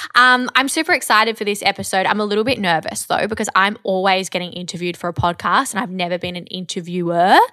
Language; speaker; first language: English; native; English